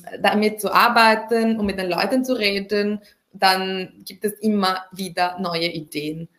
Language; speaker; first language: German; non-native, fluent; Italian